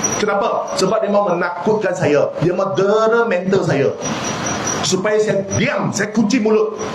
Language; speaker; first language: Malay; non-native, local second language; Chinese